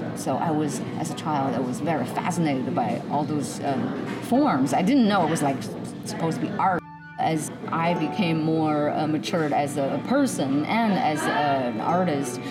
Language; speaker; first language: English; non-native, fluent; Chinese